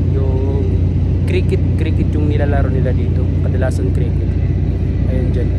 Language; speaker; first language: Filipino; non-native, local second language; Waray